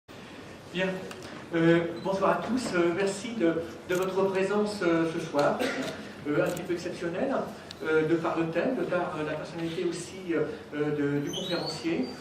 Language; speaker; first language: French; native; French